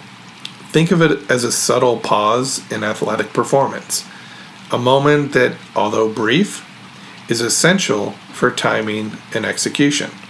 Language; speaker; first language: English; native; English